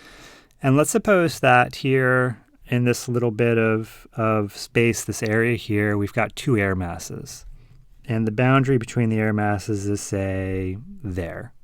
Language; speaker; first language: English; native; English